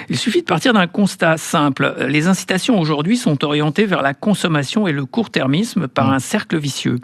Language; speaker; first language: French; native; French